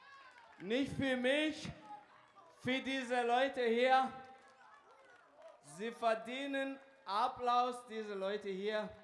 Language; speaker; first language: German; non-native, fluent; Kinyarwanda